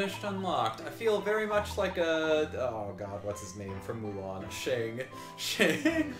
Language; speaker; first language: English; native; English